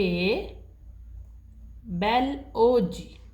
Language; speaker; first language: Italian; non-native, learner; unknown